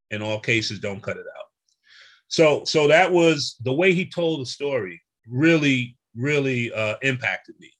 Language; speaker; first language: English; native; English